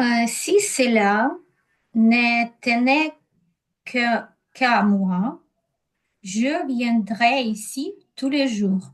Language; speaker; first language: French; non-native, learner; Ukrainian